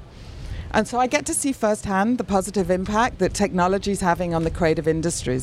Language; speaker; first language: English; native; English